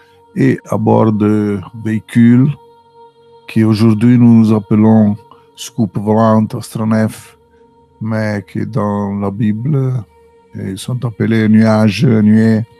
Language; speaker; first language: French; non-native, fluent; Italian